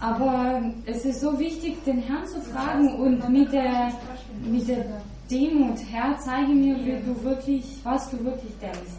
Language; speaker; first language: German; non-native, fluent; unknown